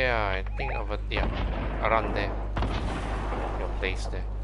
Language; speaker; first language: English; non-native, local second language; Malay